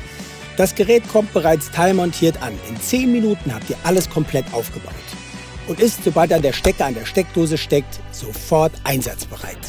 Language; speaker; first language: German; native; German